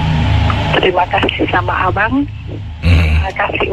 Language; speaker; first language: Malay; non-native, learner; Indonesian